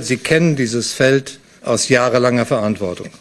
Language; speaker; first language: German; native; German